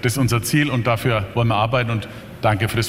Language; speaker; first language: German; native; German